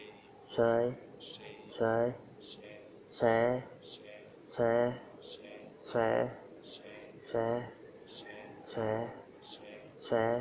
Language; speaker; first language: English; non-native, learner; Vietnamese